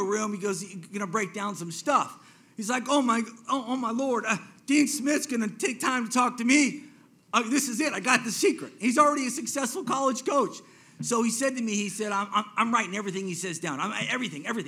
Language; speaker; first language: English; native; English